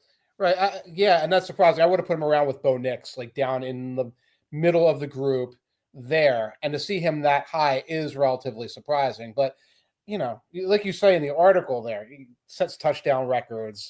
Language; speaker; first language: English; native; English